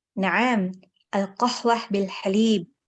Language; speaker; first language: Arabic; non-native, learner; Indonesian